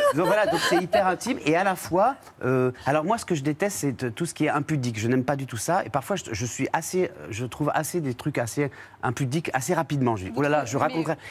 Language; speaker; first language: French; native; French